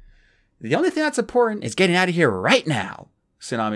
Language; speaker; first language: English; native; English